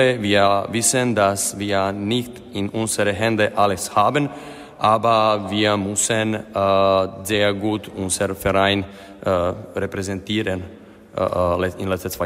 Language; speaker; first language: German; non-native, fluent; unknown